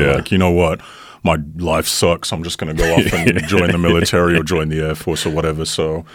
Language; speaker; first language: English; native; English